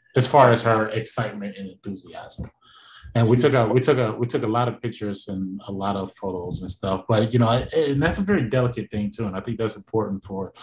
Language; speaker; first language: English; native; English